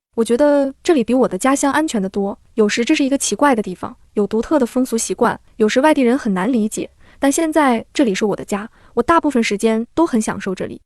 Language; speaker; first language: Chinese; native; Chinese